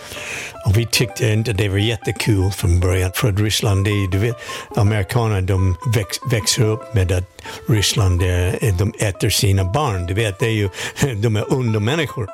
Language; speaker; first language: Swedish; non-native, fluent; English